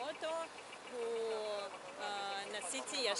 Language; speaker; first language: Hebrew; non-native, learner; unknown